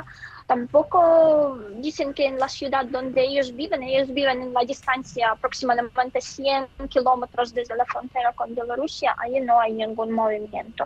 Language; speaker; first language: Spanish; non-native, fluent; Ukrainian